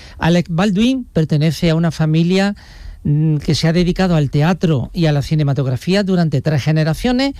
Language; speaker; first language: Spanish; native; Spanish